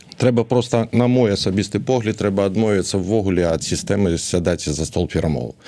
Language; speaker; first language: Belarusian; native; Belarusian